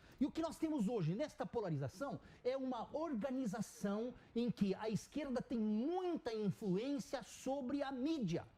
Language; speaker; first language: Portuguese; native; Portuguese